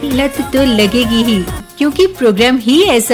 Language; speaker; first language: Hindi; native; Hindi